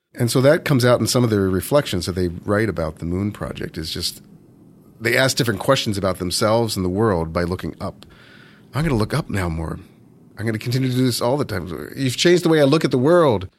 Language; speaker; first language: English; native; English